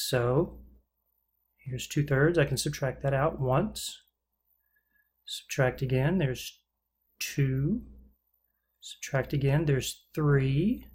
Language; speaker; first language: English; native; English